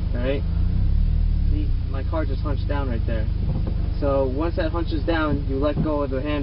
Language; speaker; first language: English; native; English